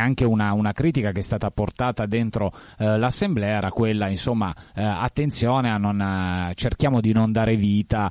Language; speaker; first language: Italian; native; Italian